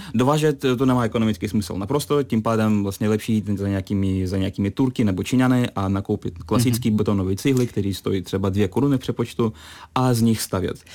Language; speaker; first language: Czech; non-native, fluent; Russian